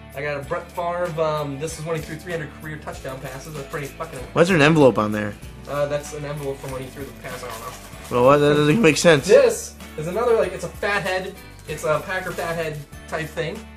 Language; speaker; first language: English; native; English